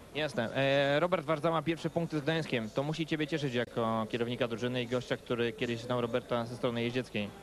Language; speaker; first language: Polish; native; Polish